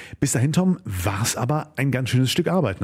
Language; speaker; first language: German; native; German